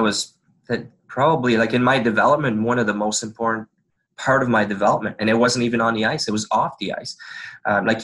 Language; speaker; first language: English; non-native, fluent; French